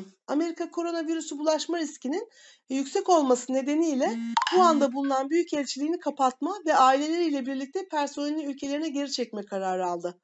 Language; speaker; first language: Turkish; native; Turkish